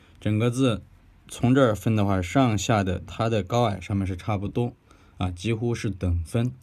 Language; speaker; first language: Chinese; native; Chinese